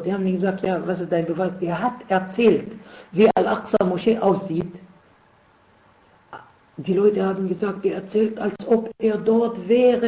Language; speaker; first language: German; non-native, fluent; Arabic